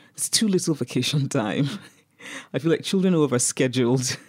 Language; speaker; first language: English; non-native, local second language; Igbo